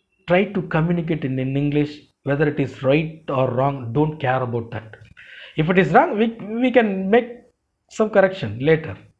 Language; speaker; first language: English; non-native, local second language; Tamil